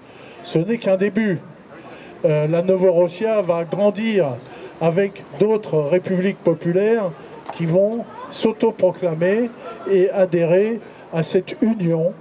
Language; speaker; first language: French; native; French